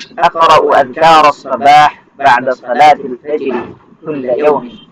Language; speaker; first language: Arabic; non-native, fluent; Bangla